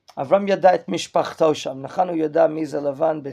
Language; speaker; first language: Hebrew; non-native, fluent; English